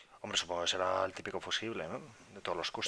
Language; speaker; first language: Spanish; native; Spanish